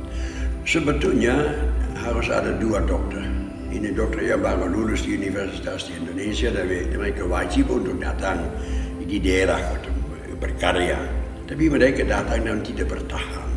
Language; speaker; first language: Indonesian; non-native, fluent; Dutch